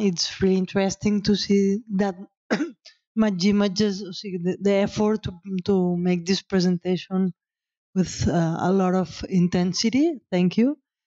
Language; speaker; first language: English; non-native, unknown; Catalan